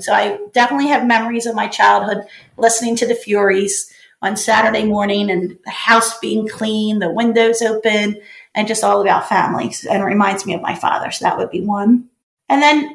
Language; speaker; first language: English; native; English